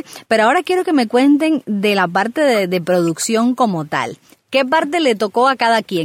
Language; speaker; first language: Spanish; native; Spanish